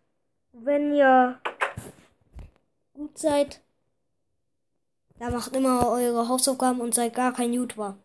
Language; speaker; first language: German; early bilingual, other home language; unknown